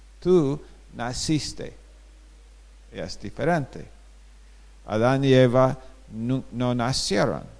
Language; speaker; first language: Spanish; non-native, fluent; English